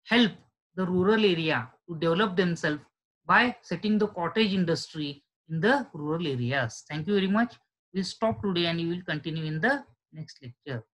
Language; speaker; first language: English; non-native, local second language; Marathi